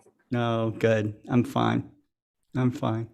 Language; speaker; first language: English; native; English